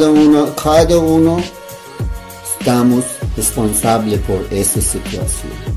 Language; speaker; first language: Spanish; non-native, learner; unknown